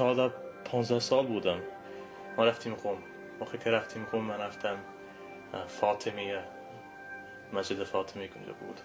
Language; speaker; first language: Persian; non-native, fluent; English